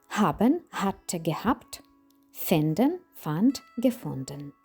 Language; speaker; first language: German; non-native, fluent; Ukrainian